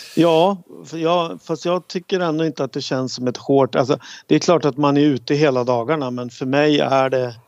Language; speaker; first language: Swedish; native; Swedish